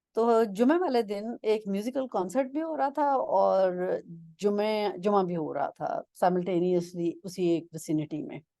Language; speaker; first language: Urdu; non-native, local second language; Punjabi